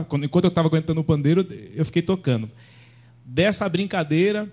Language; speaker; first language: Portuguese; native; Portuguese